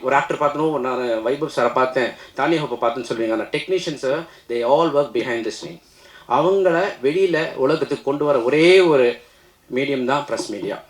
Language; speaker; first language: Tamil; native; Tamil